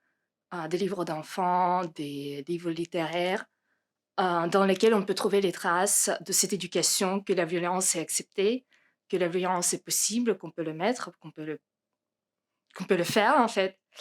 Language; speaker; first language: French; non-native, fluent; Russian